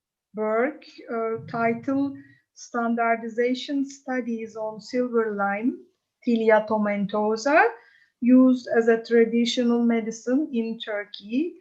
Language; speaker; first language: English; non-native, fluent; Turkish